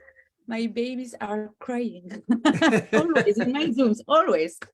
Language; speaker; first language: English; non-native, learner; French